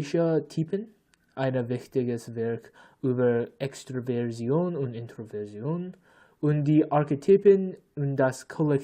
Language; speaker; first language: German; non-native, learner; English